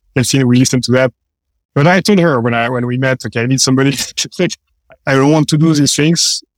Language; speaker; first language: English; non-native, fluent; French